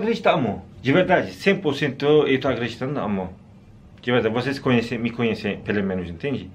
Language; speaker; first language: Portuguese; non-native, learner; Turkish